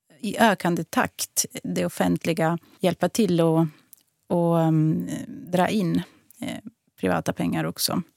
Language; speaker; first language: Swedish; non-native, fluent; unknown